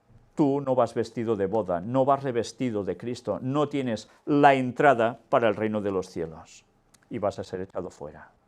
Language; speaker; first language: Spanish; native; Spanish